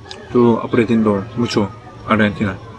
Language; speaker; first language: Spanish; non-native, learner; Korean